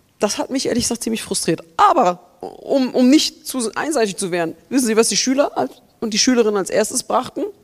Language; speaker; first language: German; native; German